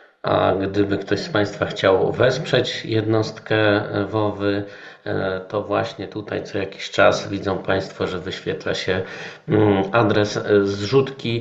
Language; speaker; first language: Polish; native; Polish